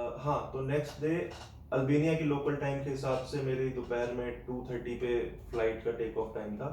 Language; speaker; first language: Hindi; native; Hindi